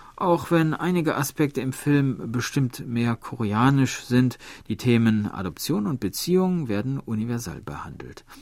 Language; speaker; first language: German; native; German